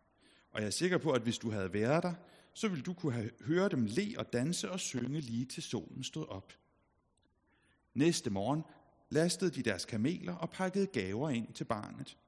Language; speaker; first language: Danish; native; Danish